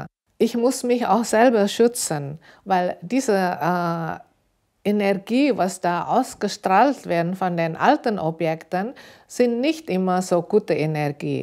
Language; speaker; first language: German; non-native, fluent; Indonesian